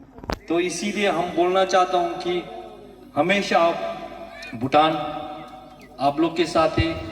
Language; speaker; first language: Hindi; non-native, fluent; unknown